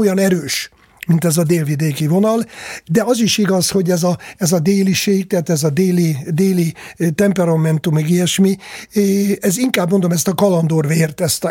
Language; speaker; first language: Hungarian; native; Hungarian